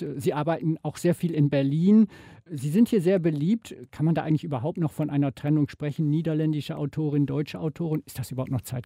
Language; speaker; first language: German; native; German